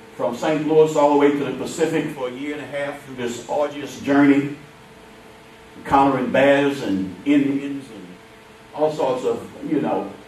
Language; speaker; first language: English; native; English